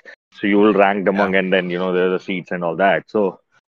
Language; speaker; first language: English; non-native, local second language; Hindi